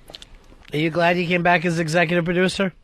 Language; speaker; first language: English; native; English